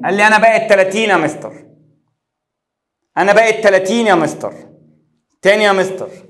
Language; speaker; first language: Arabic; native; Arabic